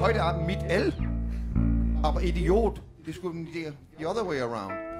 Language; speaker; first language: German; non-native, learner; Danish